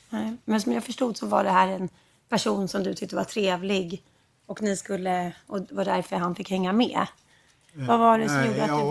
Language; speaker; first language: Swedish; native; Swedish